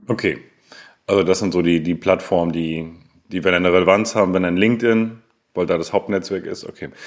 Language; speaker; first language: German; native; German